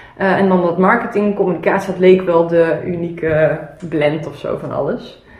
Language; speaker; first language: Dutch; early bilingual, other home language; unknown